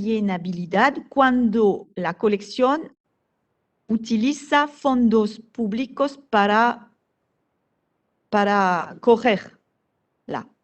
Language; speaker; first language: Spanish; non-native, fluent; French